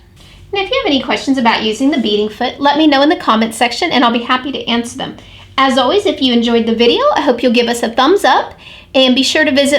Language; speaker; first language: English; native; English